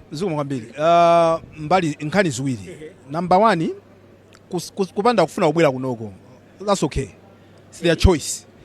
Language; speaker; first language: Nyanja; native; Nyanja